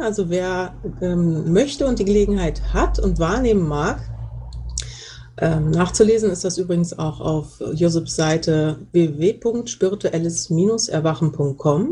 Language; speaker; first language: German; native; German